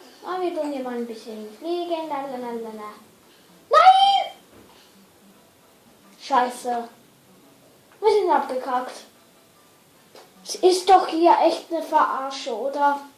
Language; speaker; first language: German; native; German